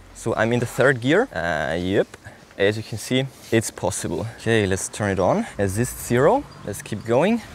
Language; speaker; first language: English; non-native, fluent; German